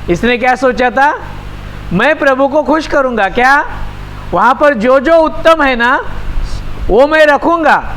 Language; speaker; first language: Hindi; non-native, local second language; Marathi